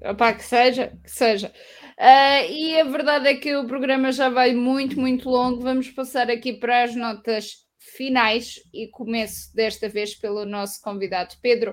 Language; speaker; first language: Portuguese; native; Portuguese